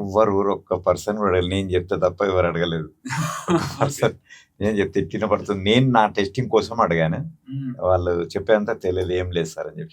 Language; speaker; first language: Telugu; non-native, local second language; Hindi